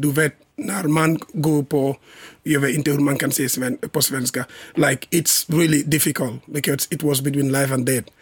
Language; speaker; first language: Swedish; non-native, learner; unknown